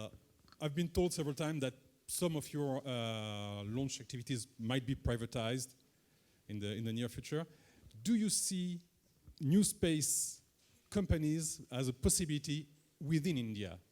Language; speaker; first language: English; non-native, fluent; French